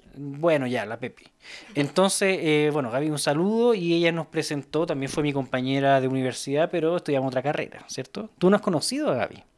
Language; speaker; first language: Spanish; native; Spanish